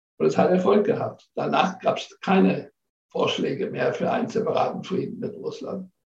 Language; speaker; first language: German; non-native, fluent; English